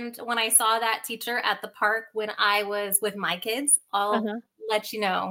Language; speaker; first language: English; early bilingual, other home language; Sinhala